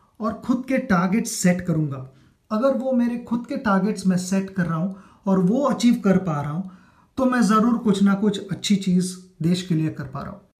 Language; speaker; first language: Hindi; non-native, local second language; Marathi